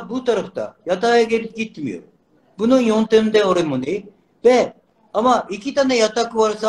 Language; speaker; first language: Turkish; non-native, learner; Japanese